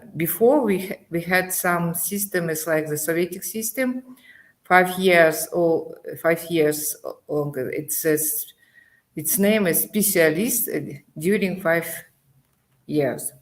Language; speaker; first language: English; non-native, learner; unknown